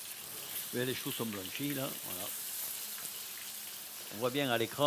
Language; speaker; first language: French; native; French